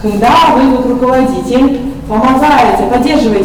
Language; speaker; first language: Russian; native; Russian